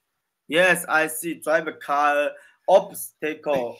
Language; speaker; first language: English; non-native, learner; Chinese